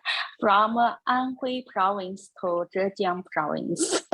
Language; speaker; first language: English; non-native, learner; Chinese